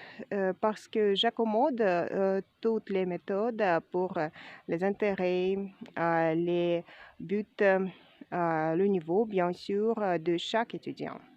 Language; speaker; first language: French; non-native, fluent; Russian